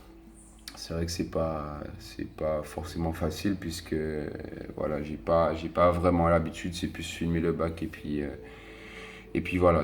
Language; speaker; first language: French; native; French